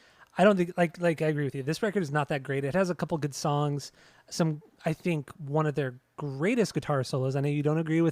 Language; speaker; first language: English; native; English